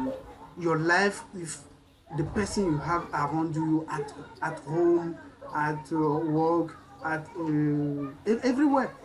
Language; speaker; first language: English; non-native, learner; French